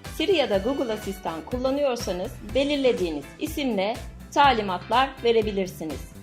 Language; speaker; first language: Turkish; native; Turkish